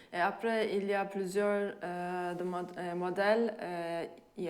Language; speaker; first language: French; non-native, fluent; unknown